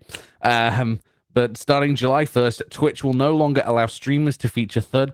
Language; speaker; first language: English; native; English